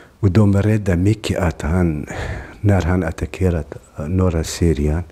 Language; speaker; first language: Swedish; non-native, learner; Kurdish